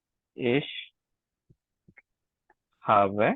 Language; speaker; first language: German; non-native, learner; Bangla